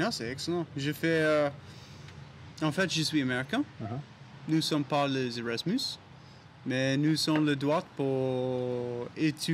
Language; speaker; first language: French; non-native, learner; English